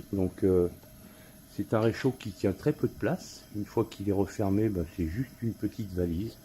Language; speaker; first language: French; native; French